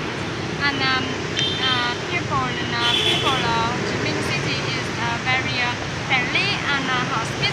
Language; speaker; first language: English; non-native, learner; Vietnamese